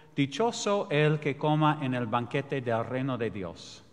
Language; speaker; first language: Spanish; non-native, fluent; English